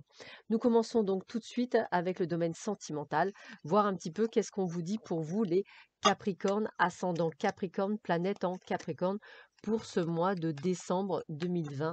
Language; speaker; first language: French; native; French